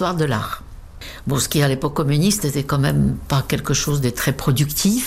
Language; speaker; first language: French; non-native, fluent; Czech